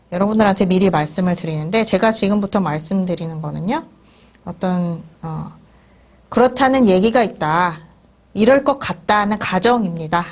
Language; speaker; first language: Korean; native; Korean